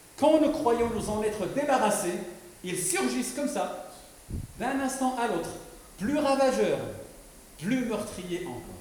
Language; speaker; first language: French; non-native, local second language; Arabic